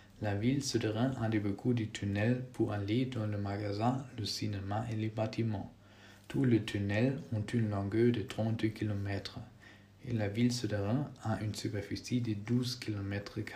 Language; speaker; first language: French; non-native, learner; German